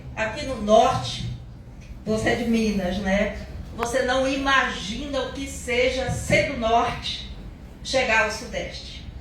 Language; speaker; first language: Portuguese; native; Portuguese